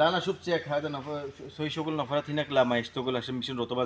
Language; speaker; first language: Arabic; non-native, learner; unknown